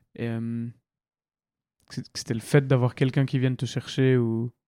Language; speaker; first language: French; native; French